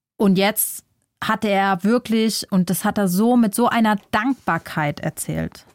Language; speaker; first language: German; early bilingual, other home language; Vietnamese